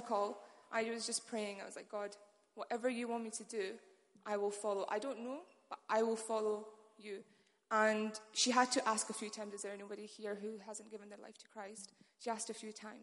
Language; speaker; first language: English; non-native, local second language; Urdu